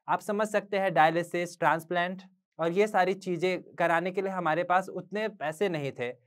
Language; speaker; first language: Hindi; native; Hindi